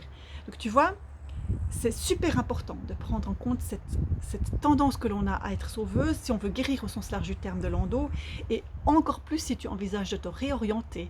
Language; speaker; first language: French; native; French